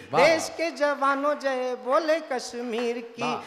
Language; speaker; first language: Hindi; native; Hindi